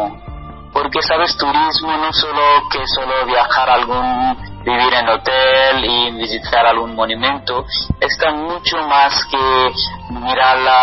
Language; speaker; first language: Spanish; non-native, learner; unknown